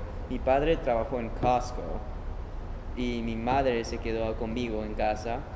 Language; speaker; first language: Spanish; early bilingual, heritage; Spanish